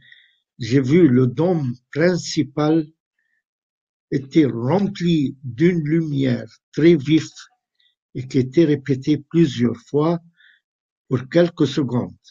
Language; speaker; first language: French; non-native, fluent; Arabic